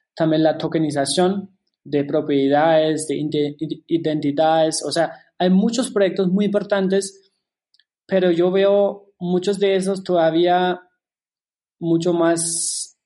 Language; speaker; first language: Spanish; non-native, fluent; German